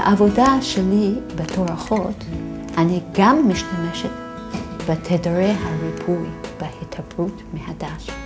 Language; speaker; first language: Hebrew; non-native, fluent; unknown